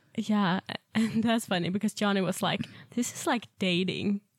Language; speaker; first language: English; non-native, fluent; Swedish